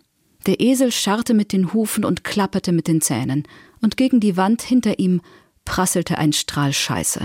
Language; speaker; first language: German; native; German